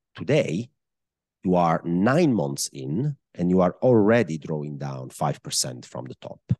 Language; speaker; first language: English; non-native, fluent; Italian